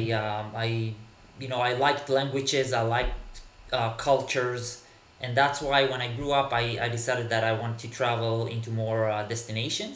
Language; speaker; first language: English; non-native, fluent; Hebrew